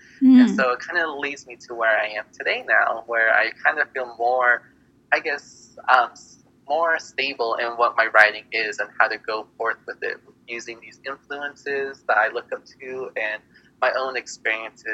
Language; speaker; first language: English; native; English